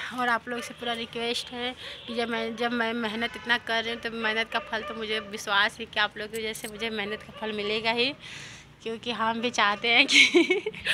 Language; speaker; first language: Hindi; native; Hindi